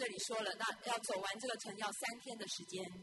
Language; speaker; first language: Chinese; native; Chinese